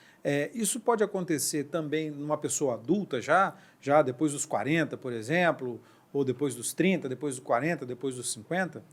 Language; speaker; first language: Portuguese; native; Portuguese